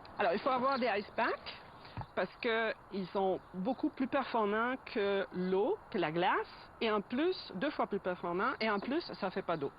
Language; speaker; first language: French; non-native, fluent; Italian